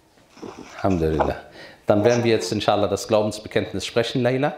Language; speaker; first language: German; native; German